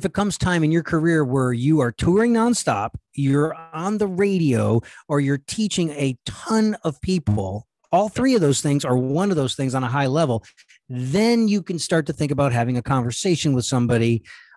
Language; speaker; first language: English; native; English